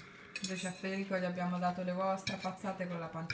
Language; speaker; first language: Italian; native; Italian